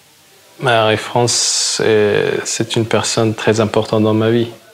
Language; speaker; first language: French; non-native, fluent; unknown